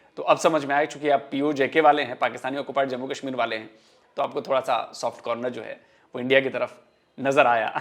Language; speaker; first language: Hindi; native; Hindi